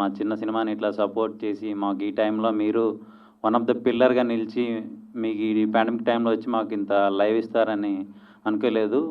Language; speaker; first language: Telugu; native; Telugu